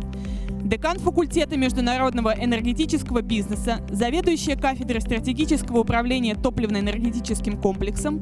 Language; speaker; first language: Russian; native; Russian